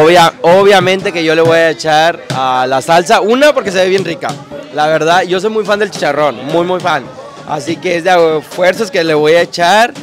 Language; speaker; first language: Spanish; native; Spanish